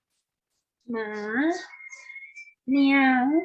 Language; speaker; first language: Chinese; non-native, learner; Indonesian